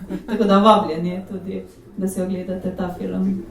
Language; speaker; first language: Slovenian; native; Slovenian